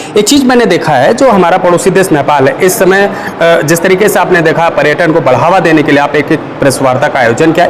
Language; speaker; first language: Hindi; native; Hindi